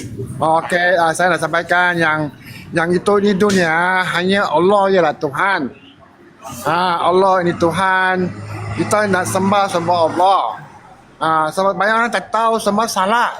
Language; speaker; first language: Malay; non-native, local second language; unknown